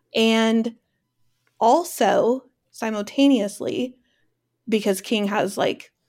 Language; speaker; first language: English; native; English